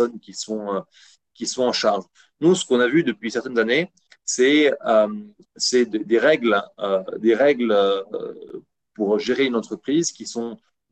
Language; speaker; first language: French; native; French